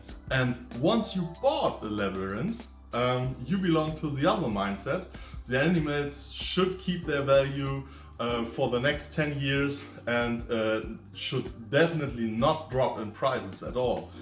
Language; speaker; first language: English; non-native, fluent; German